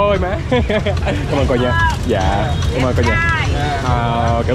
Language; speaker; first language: Vietnamese; non-native, learner; English